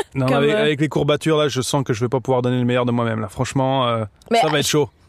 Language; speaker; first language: French; native; French